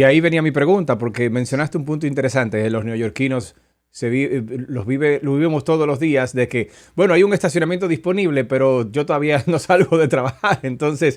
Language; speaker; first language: Spanish; native; Spanish